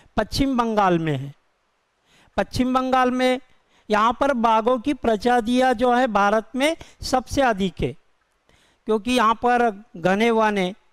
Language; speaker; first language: Hindi; non-native, local second language; Urdu